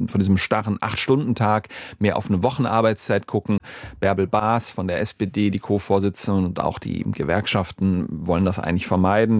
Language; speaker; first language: German; native; German